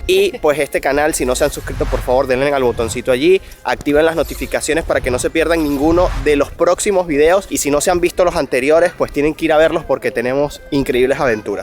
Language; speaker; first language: Spanish; native; Spanish